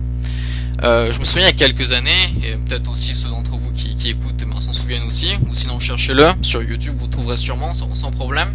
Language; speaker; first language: French; early bilingual, other home language; Portuguese